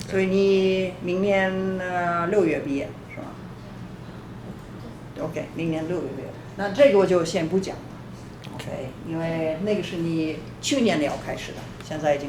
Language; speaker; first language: Chinese; non-native, fluent; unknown